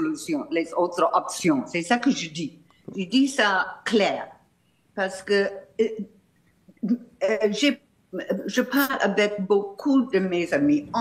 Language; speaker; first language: French; non-native, fluent; English